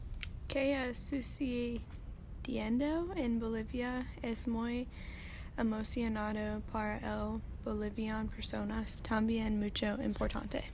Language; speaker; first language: Spanish; non-native, learner; English